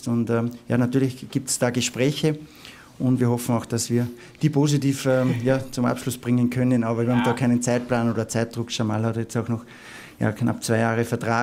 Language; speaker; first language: German; native; German